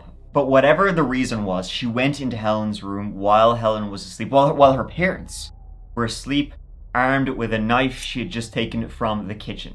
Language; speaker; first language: English; native; English